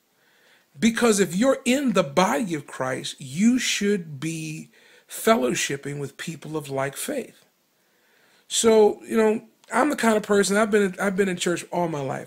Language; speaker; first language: English; native; English